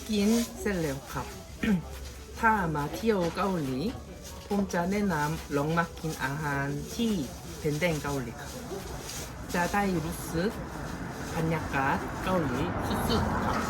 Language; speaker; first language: Thai; non-native, fluent; Korean